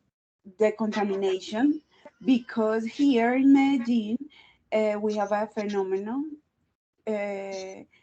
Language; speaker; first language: English; non-native, learner; Spanish